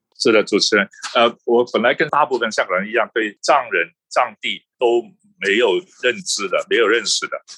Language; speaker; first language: Chinese; non-native, local second language; Cantonese